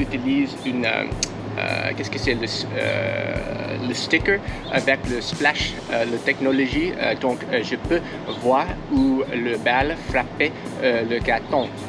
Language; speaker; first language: French; non-native, learner; English